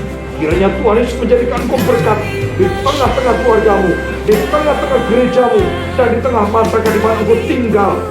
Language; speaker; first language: Indonesian; native; Indonesian